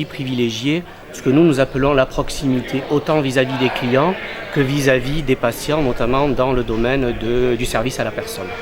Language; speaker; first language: French; native; French